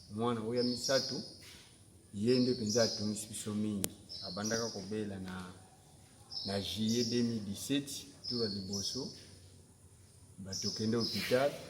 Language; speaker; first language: Lingala; non-native, local second language; Kongo